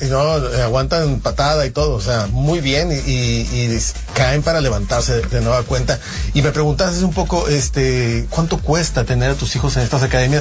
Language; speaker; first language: Spanish; native; Spanish